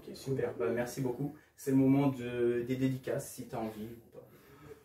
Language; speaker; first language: French; native; French